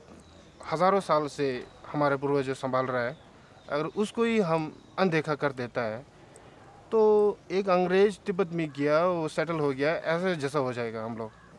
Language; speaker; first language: Hindi; non-native, local second language; Tibetan